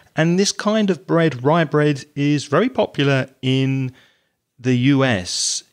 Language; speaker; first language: English; native; English